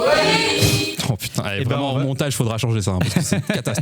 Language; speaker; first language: French; native; French